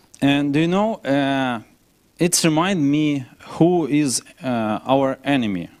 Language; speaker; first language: English; non-native, learner; Ukrainian